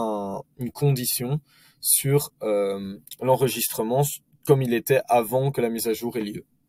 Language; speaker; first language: French; native; French